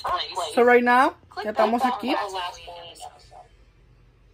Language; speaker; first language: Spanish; early bilingual, heritage; Spanish